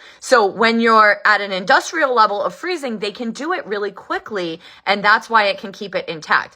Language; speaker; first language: English; native; English